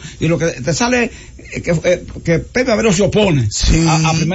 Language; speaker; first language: Spanish; native; Spanish